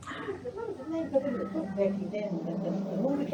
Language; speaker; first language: English; native; English